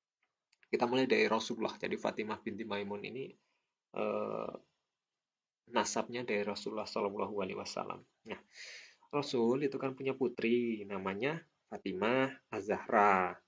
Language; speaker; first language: Indonesian; native; Indonesian